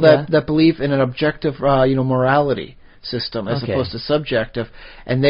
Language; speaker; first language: English; native; English